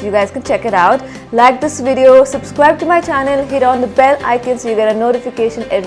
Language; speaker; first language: English; non-native, local second language; Hindi